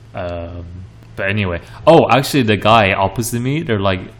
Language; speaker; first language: English; non-native, fluent; Chinese